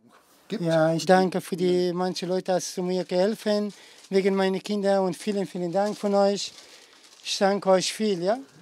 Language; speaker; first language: German; non-native, learner; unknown